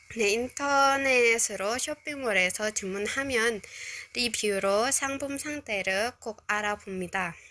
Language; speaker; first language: Korean; non-native, learner; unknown